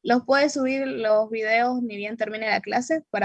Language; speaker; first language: Spanish; native; Spanish